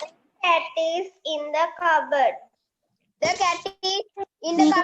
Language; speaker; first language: English; non-native, learner; Sinhala